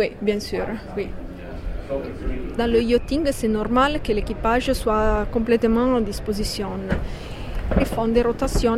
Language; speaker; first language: French; non-native, fluent; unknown